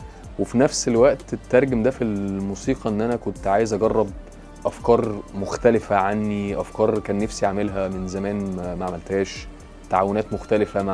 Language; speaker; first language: Arabic; native; Arabic